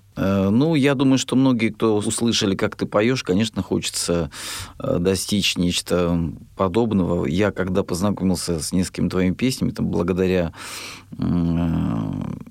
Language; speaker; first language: Russian; native; Russian